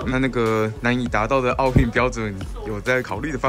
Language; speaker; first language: Chinese; native; Chinese